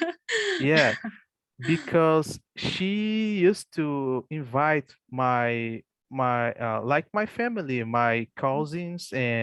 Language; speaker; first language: English; non-native, fluent; Portuguese